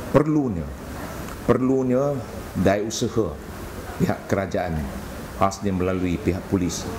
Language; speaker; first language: Malay; non-native, local second language; Chinese